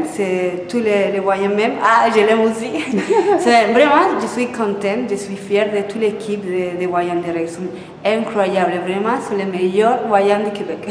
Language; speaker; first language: French; non-native, fluent; Spanish